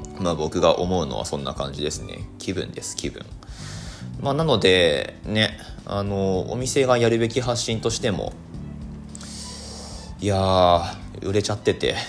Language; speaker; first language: Japanese; native; Japanese